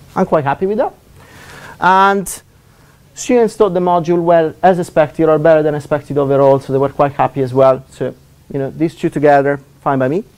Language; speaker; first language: English; non-native, fluent; Italian